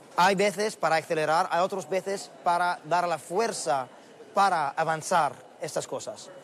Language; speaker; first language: Spanish; non-native, learner; Arabic